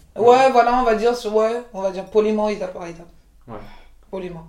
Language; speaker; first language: French; early bilingual, other home language; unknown